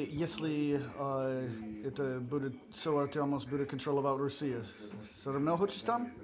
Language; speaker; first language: Russian; non-native, learner; English